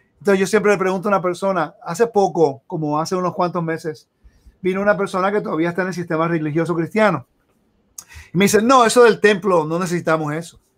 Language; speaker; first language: Spanish; early bilingual, heritage; Spanish